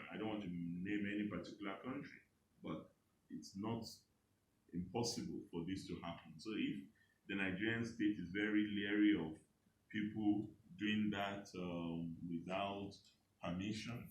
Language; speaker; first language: English; non-native, local second language; Yoruba